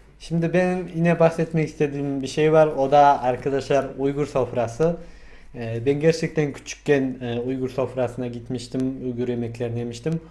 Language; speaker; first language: Turkish; non-native, fluent; Mongolian